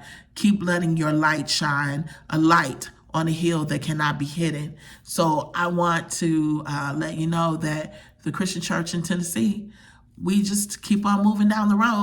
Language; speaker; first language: English; native; English